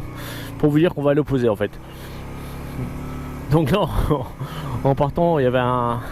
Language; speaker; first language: French; native; French